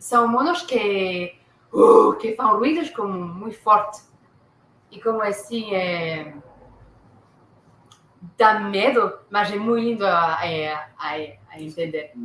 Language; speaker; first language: Portuguese; non-native, learner; French